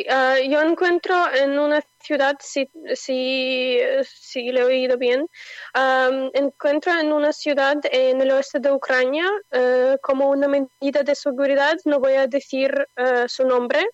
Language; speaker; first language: Spanish; non-native, fluent; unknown